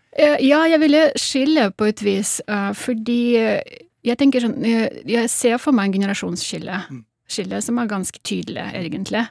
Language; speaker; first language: Norwegian; non-native, fluent; Russian